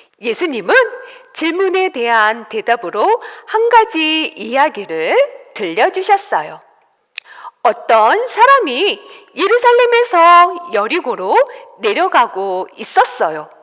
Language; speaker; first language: Korean; native; Korean